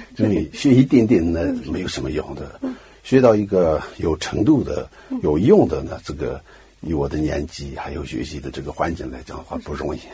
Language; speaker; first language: Chinese; non-native, local second language; Tibetan